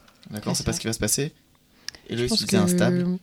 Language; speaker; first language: French; native; French